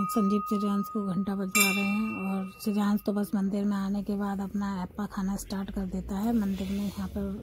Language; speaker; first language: Hindi; native; Hindi